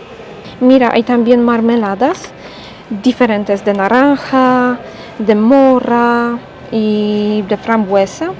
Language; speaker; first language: Spanish; non-native, fluent; Polish